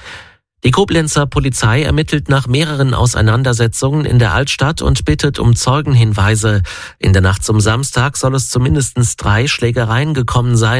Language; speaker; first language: German; native; German